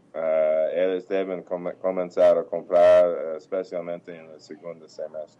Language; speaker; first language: Portuguese; non-native, fluent; English